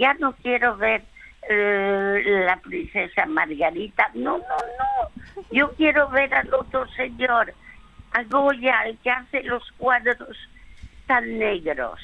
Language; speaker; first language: Spanish; early bilingual, other home language; French